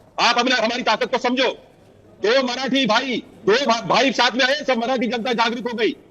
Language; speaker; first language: Hindi; non-native, local second language; Marathi